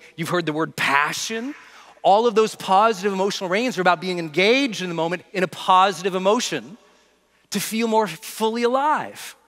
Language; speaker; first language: English; native; English